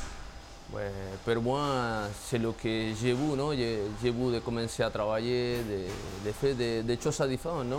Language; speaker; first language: French; non-native, learner; Spanish